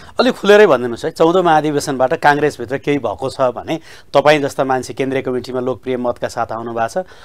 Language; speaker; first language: Nepali; native; Nepali